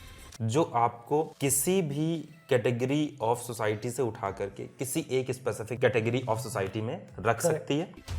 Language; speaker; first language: Hindi; native; Hindi